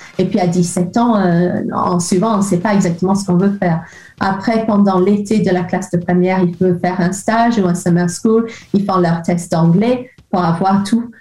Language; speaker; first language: French; non-native, fluent; English